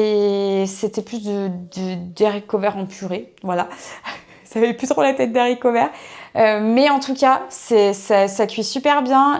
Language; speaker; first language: French; native; French